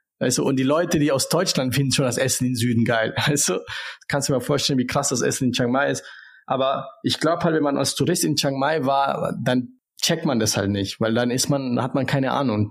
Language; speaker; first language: German; early bilingual, other home language; Spanish